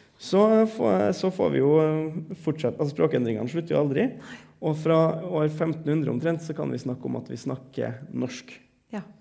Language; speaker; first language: Norwegian; native; Norwegian